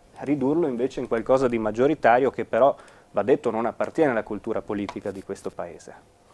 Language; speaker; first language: Italian; native; Italian